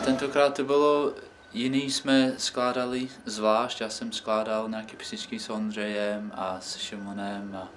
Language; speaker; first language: Czech; non-native, fluent; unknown